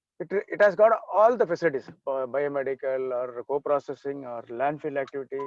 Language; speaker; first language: English; non-native, local second language; Tamil